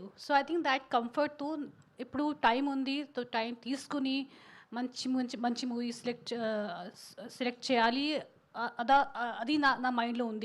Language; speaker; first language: Telugu; non-native, fluent; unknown